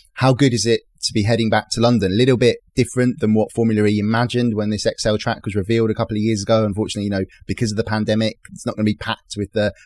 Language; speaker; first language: English; native; English